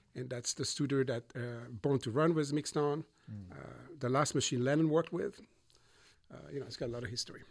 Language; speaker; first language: English; non-native, fluent; French